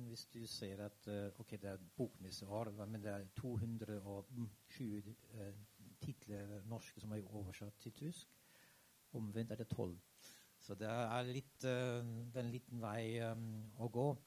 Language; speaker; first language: Norwegian; non-native, fluent; German